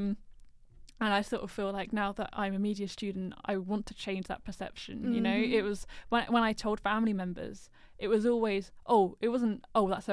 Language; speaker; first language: English; native; English